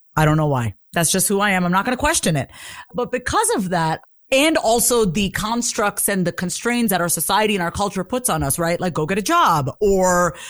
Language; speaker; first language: English; native; English